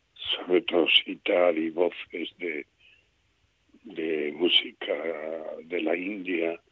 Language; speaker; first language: Spanish; native; Spanish